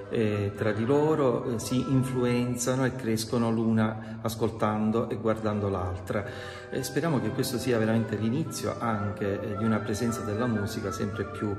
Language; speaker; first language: Italian; native; Italian